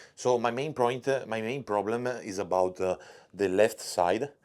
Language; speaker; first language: English; non-native, learner; Italian